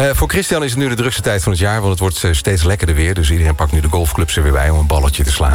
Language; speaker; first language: Dutch; native; Dutch